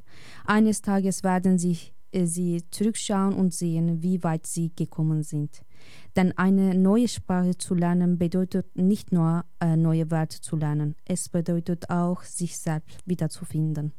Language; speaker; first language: German; non-native, fluent; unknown